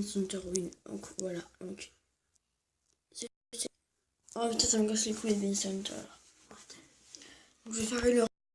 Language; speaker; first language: French; native; French